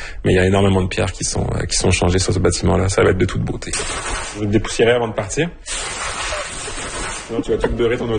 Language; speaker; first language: French; native; French